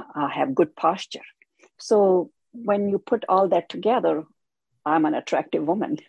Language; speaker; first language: English; non-native, local second language; Hindi